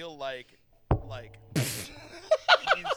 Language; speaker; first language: English; native; English